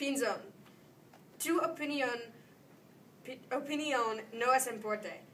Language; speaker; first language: Spanish; non-native, learner; English